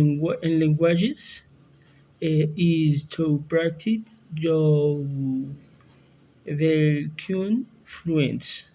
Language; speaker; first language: English; non-native, learner; Spanish